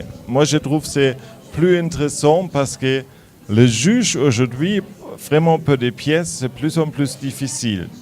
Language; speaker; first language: French; non-native, learner; German